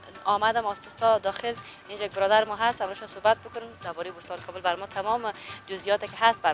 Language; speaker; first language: Persian; native; Persian